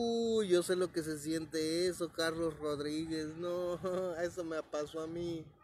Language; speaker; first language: Spanish; native; Spanish